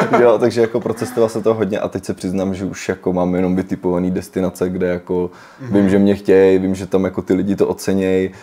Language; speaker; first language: Czech; early bilingual, other home language; Ukrainian